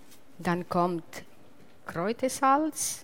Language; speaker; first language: German; non-native, learner; Italian